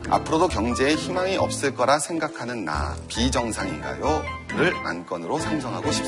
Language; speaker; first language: Korean; native; Korean